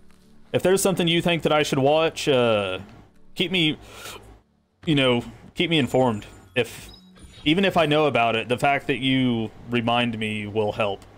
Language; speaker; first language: English; native; English